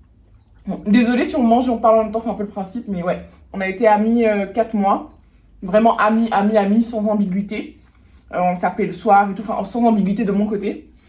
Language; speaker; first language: French; native; French